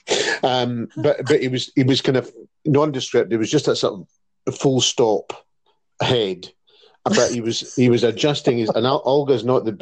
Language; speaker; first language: English; native; English